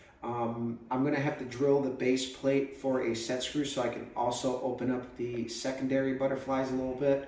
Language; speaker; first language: English; native; English